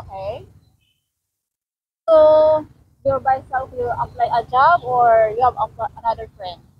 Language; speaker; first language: English; non-native, learner; Cebuano